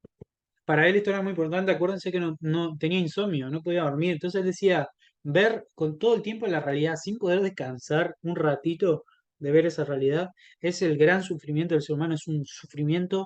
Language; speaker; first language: Spanish; native; Spanish